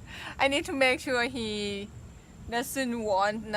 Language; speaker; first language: English; non-native, learner; Thai